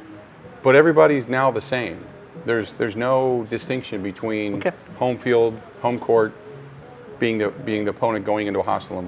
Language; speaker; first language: English; native; English